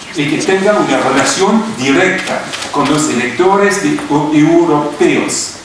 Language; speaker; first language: Spanish; non-native, fluent; French